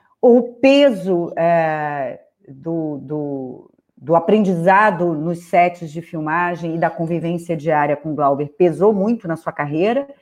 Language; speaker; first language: Portuguese; native; Portuguese